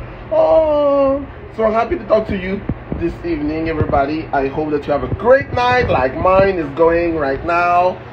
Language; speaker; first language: English; non-native, fluent; French